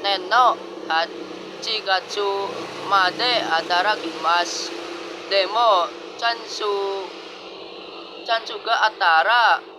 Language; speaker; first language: Japanese; non-native, learner; Indonesian